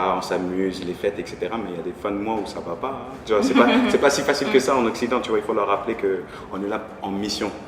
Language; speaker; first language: French; early bilingual, heritage; French